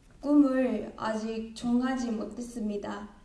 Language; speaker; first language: Korean; non-native, learner; Japanese